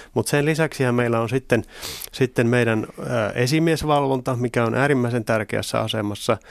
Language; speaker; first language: Finnish; native; Finnish